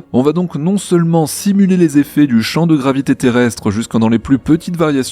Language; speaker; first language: French; native; French